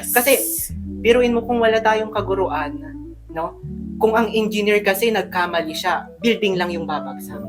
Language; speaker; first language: Filipino; non-native, local second language; Iloko